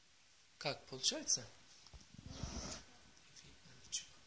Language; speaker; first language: Russian; non-native, learner; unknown